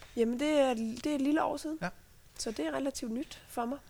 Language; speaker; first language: Danish; native; Danish